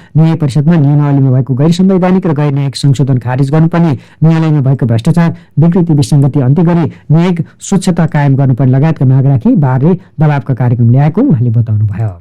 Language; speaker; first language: Nepali; native; Nepali